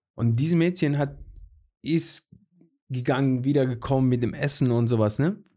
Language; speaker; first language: German; non-native, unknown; Persian